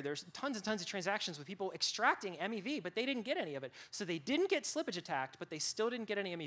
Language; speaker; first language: English; native; English